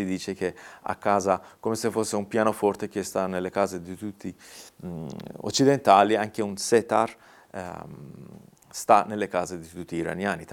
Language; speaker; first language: Italian; non-native, fluent; Persian